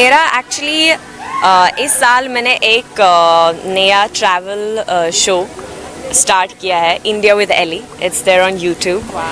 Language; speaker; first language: Hindi; non-native, fluent; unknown